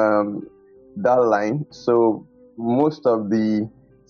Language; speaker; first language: English; non-native, local second language; Yoruba